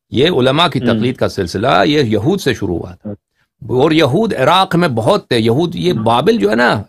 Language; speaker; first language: Urdu; native; Urdu